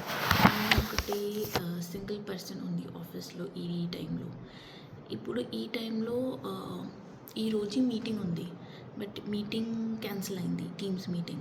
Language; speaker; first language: Telugu; non-native, learner; Marathi